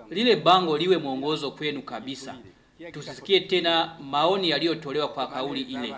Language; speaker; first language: Swahili; non-native, local second language; Rundi